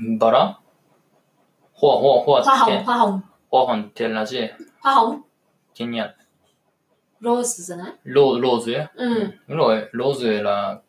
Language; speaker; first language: Vietnamese; non-native, learner; Japanese